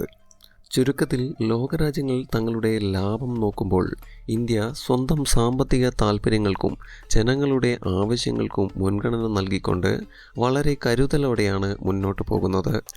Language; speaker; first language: Malayalam; native; Malayalam